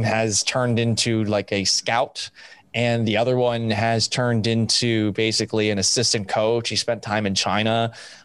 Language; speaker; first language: English; native; English